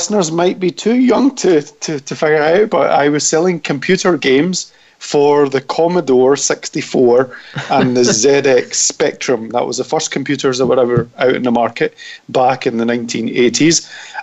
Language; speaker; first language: English; native; English